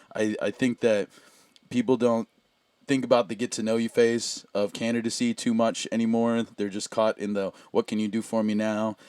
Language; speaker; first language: English; native; English